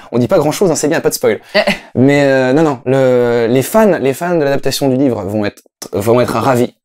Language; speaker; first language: French; native; French